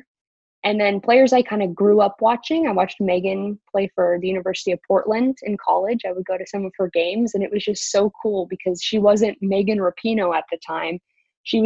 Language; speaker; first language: English; native; English